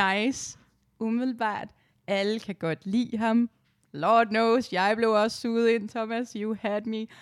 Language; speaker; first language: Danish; native; Danish